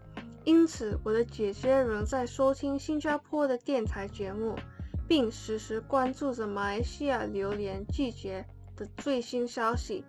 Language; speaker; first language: Chinese; non-native, learner; English